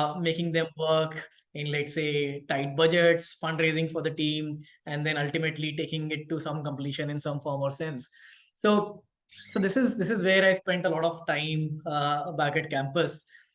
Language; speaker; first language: English; non-native, local second language; Hindi